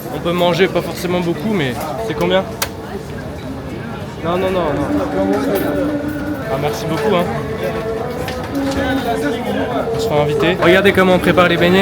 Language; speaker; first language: French; native; French